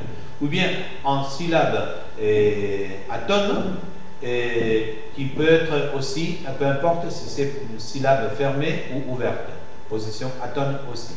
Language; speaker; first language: French; non-native, fluent; Spanish